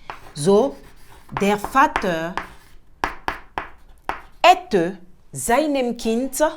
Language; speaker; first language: German; non-native, fluent; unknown